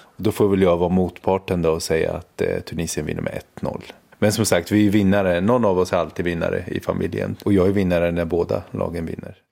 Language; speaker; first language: Swedish; early bilingual, other home language; Arabic